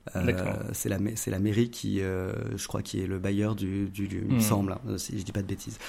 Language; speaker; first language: French; native; French